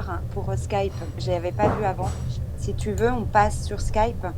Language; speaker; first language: French; non-native, fluent; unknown